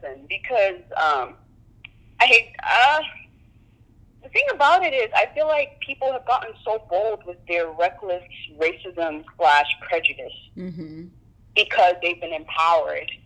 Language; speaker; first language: English; non-native, local second language; Yoruba